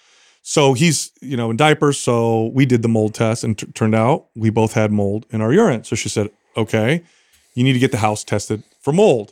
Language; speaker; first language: English; native; English